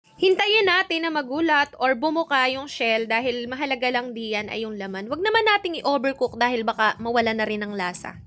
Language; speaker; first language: Filipino; native; Filipino